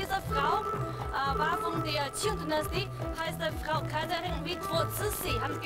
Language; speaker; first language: German; non-native, learner; Chinese